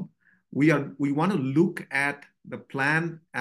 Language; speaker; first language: English; non-native, local second language; Bangla